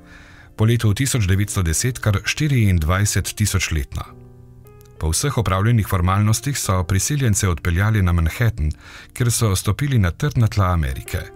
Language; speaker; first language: Slovenian; native; Slovenian